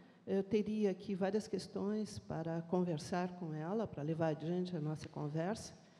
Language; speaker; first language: Portuguese; native; Portuguese